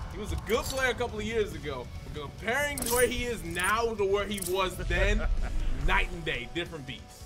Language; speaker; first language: English; native; English